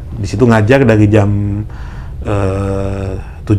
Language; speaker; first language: Indonesian; native; Indonesian